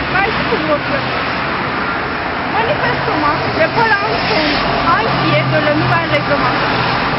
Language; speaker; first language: French; non-native, learner; Turkish